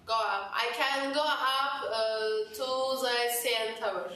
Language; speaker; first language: English; non-native, learner; Turkish